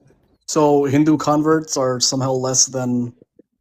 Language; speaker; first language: English; early bilingual, heritage; Punjabi